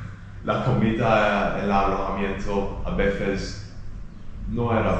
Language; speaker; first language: Spanish; non-native, learner; English